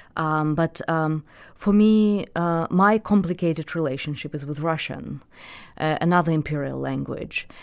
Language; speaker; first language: English; non-native, fluent; Russian